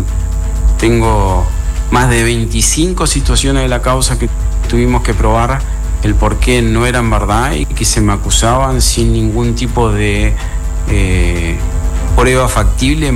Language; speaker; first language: Spanish; native; Spanish